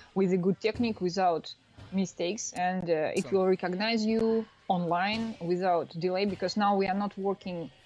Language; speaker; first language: English; non-native, learner; Russian